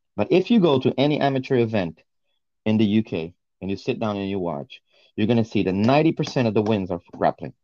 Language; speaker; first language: English; non-native, fluent; Portuguese